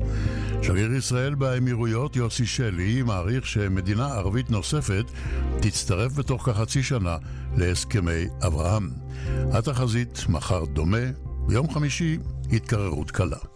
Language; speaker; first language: Hebrew; native; Hebrew